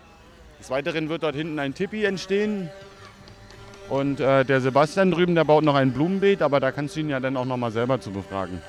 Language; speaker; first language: German; native; German